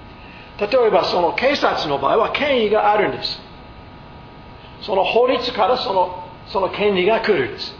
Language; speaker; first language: Japanese; non-native, fluent; English